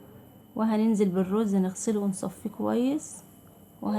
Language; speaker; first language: Arabic; native; Arabic